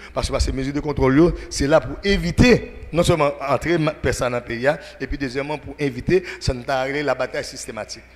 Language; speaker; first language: French; non-native, local second language; Haitian Creole